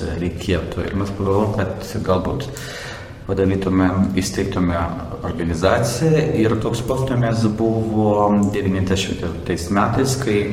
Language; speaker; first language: Lithuanian; non-native, local second language; Russian